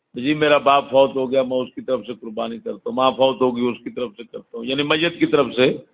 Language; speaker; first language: Urdu; non-native, local second language; Punjabi